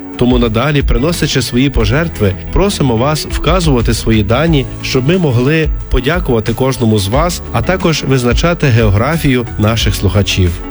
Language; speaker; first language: Ukrainian; native; Ukrainian